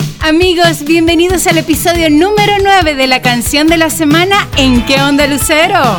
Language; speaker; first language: Spanish; native; Spanish